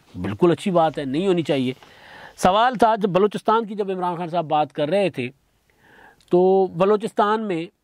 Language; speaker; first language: Urdu; non-native, local second language; Sindhi